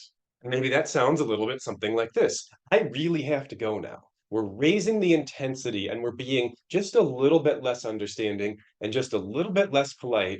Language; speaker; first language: English; native; English